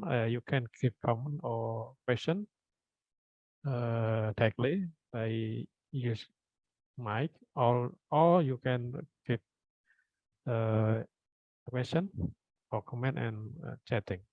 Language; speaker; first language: English; non-native, fluent; Indonesian